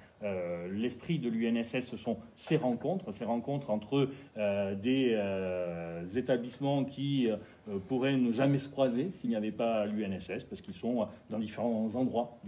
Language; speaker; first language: French; native; French